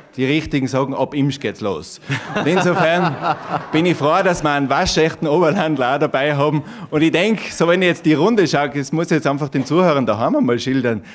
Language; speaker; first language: German; native; German